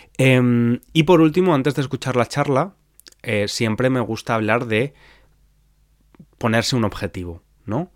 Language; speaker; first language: Spanish; native; Spanish